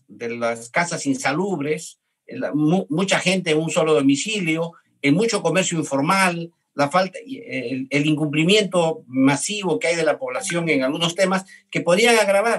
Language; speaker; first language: Spanish; native; Spanish